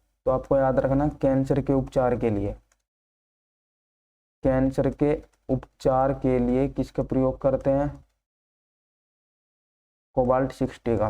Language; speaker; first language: Hindi; native; Hindi